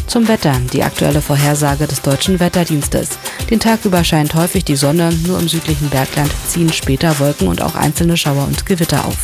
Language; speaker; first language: German; native; German